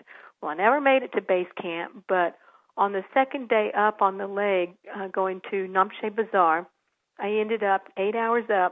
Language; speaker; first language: English; native; English